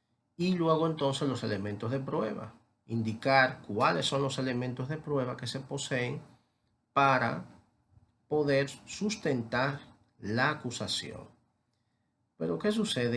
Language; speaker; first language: Spanish; native; Spanish